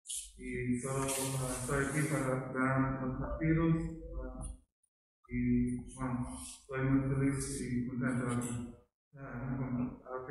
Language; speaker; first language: Spanish; non-native, learner; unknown